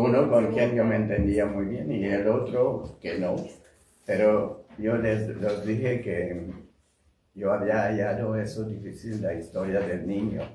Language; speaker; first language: Spanish; non-native, fluent; French